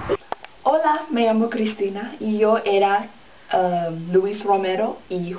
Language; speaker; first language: Spanish; non-native, learner; English